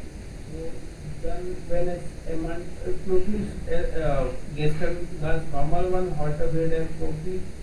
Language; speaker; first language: German; non-native, learner; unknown